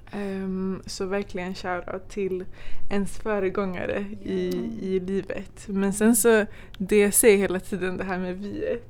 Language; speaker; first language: Swedish; early bilingual, other home language; Persian